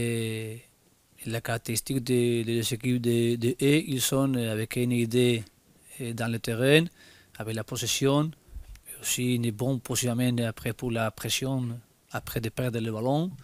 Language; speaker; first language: French; non-native, learner; Spanish